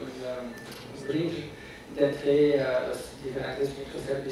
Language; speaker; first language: Spanish; non-native, fluent; French